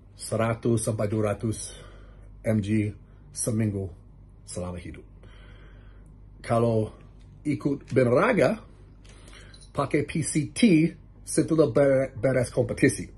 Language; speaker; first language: Indonesian; non-native, learner; English